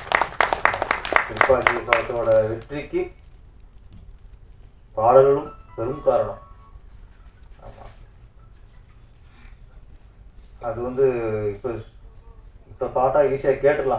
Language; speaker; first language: Tamil; native; Tamil